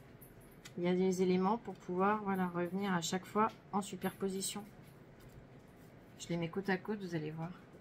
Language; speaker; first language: French; native; French